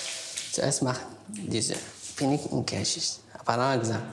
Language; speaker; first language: German; non-native, learner; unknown